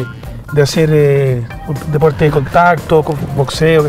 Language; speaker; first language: Spanish; native; Spanish